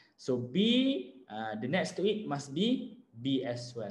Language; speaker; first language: English; non-native, local second language; Malay